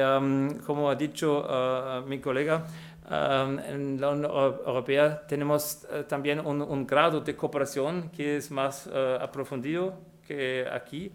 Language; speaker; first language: Spanish; non-native, fluent; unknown